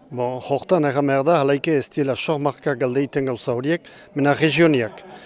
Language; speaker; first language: Basque; native; Basque